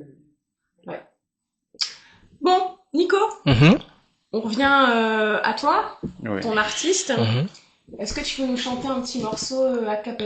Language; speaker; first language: French; native; French